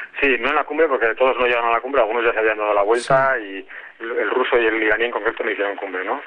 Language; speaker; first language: Spanish; native; Spanish